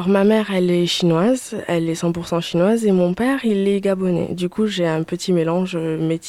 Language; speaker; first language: French; early bilingual, other home language; Chinese